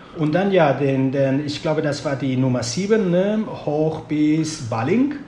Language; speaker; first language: German; non-native, fluent; Spanish